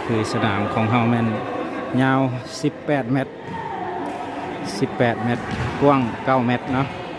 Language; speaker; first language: Thai; native; Thai